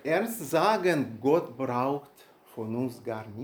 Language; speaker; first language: German; non-native, learner; Russian